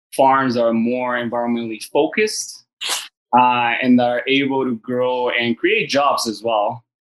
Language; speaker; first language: English; early bilingual, other home language; Spanish